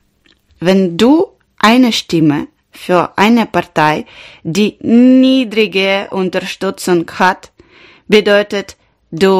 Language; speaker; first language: German; non-native, learner; Ukrainian